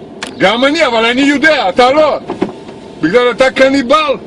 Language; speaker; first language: Hebrew; non-native, learner; Russian